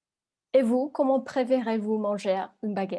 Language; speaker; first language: French; non-native, learner; Spanish